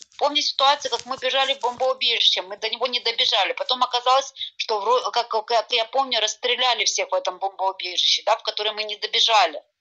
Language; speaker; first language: Russian; native; Russian